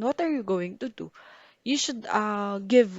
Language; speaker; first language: English; non-native, local second language; Filipino